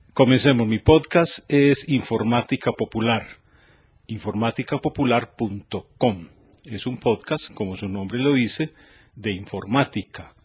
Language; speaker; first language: Spanish; native; Spanish